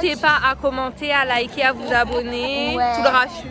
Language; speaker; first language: French; native; French